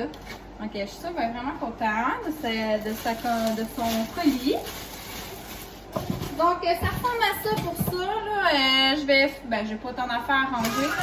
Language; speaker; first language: French; native; French